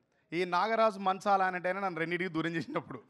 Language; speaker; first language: Telugu; native; Telugu